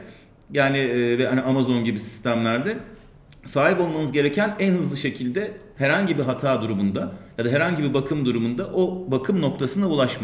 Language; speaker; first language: Turkish; native; Turkish